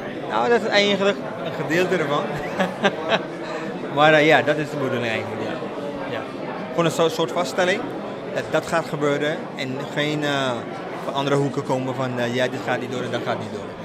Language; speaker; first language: Dutch; non-native, local second language; English